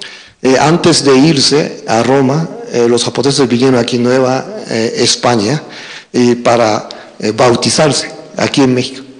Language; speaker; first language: Spanish; non-native, fluent; Japanese